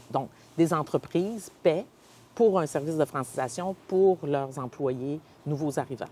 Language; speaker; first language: French; native; French